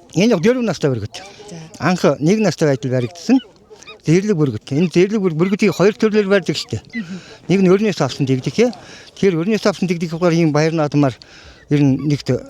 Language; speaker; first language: Mongolian; non-native, local second language; Kazakh